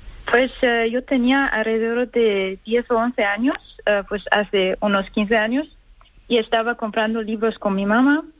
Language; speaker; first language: Spanish; non-native, fluent; Persian